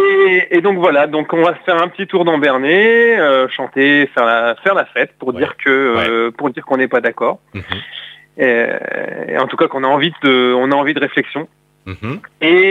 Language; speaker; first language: French; native; French